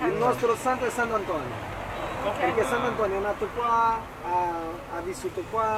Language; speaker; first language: Italian; non-native, learner; Portuguese